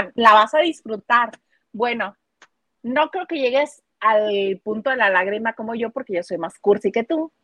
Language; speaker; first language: Spanish; native; Spanish